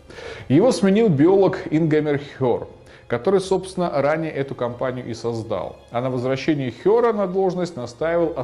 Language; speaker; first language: Russian; native; Russian